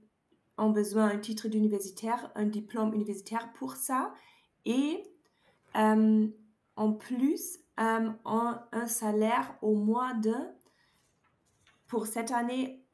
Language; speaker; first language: French; non-native, learner; German